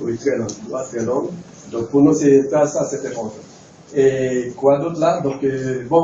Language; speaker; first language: French; non-native, local second language; Haitian Creole